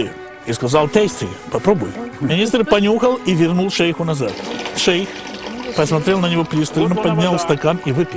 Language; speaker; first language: Russian; native; Russian